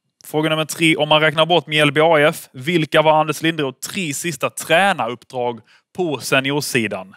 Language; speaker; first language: Swedish; native; Swedish